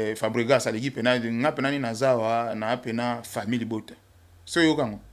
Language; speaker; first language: French; non-native, local second language; Lingala